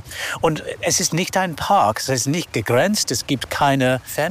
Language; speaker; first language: German; non-native, fluent; English